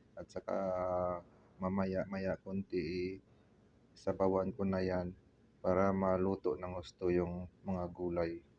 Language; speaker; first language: Filipino; non-native, local second language; Hiligaynon